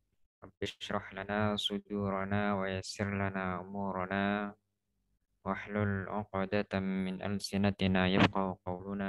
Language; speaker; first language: Arabic; non-native, fluent; Indonesian